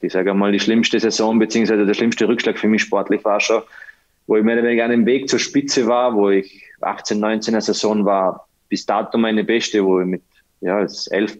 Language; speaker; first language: German; native; German